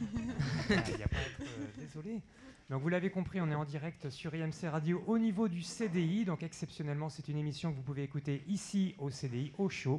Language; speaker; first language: French; native; French